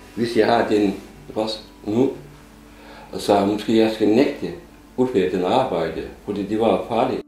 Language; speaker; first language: Danish; non-native, learner; Turkish